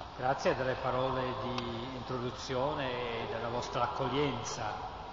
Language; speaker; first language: Italian; non-native, fluent; English